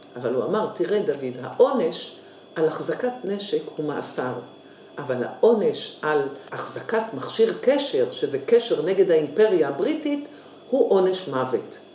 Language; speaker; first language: Hebrew; native; Hebrew